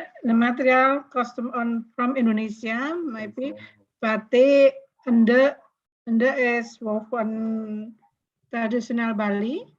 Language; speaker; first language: English; non-native, learner; Indonesian